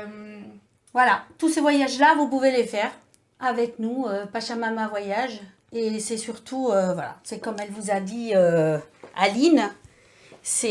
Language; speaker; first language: French; non-native, fluent; Spanish